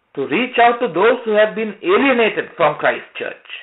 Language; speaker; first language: English; non-native, local second language; Sinhala